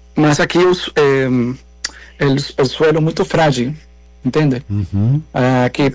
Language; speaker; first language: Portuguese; non-native, learner; Spanish